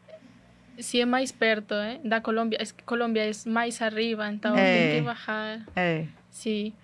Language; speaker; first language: Portuguese; non-native, learner; Spanish